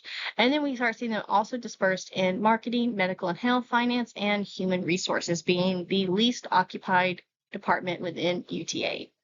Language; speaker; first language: English; native; English